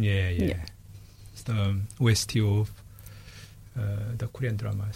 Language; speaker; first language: English; non-native, fluent; Korean